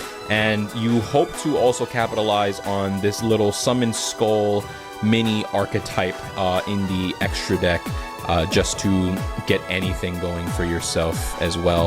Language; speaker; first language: English; native; English